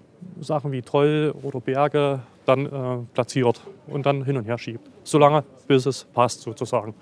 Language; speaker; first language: German; native; German